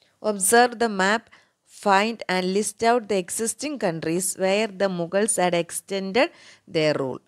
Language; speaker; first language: English; non-native, local second language; Malayalam